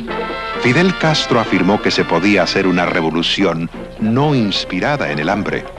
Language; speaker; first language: Spanish; native; Spanish